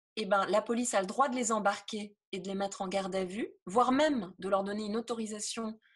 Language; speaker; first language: French; native; French